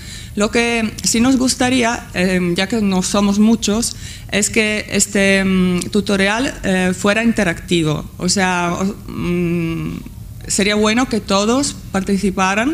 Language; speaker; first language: Spanish; non-native, fluent; Italian